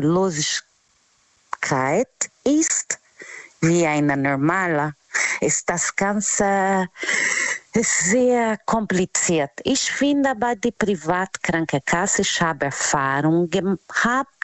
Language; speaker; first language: German; non-native, fluent; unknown